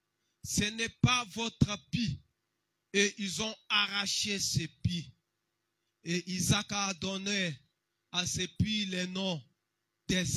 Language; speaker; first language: French; non-native, local second language; Lingala